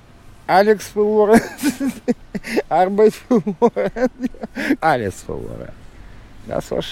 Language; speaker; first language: German; non-native, learner; Russian